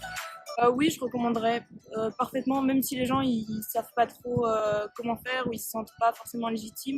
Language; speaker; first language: French; native; French